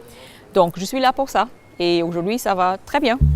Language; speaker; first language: French; non-native, fluent; English